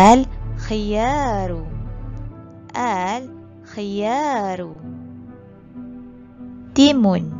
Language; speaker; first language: Arabic; non-native, fluent; Malay